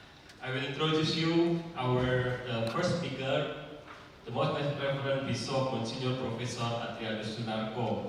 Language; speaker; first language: English; non-native, fluent; Indonesian